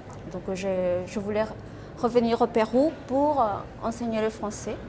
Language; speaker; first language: French; non-native, fluent; Spanish